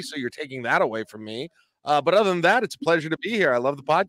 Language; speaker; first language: English; native; English